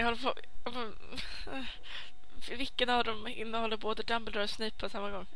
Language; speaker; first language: Swedish; native; Swedish